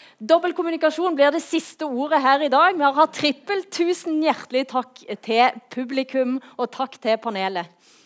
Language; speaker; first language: Norwegian; native; Norwegian